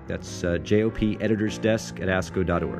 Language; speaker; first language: English; native; English